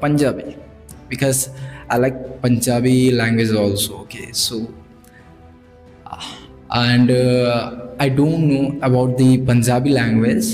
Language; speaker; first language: English; non-native, learner; Bhojpuri